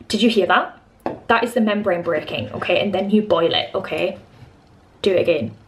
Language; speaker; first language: English; native; English